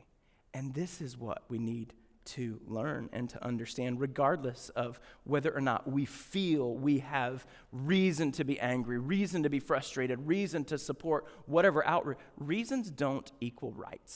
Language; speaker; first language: English; native; English